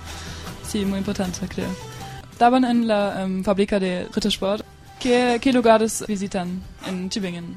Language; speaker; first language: Spanish; non-native, learner; German